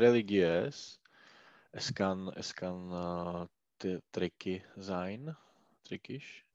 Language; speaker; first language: German; non-native, learner; Czech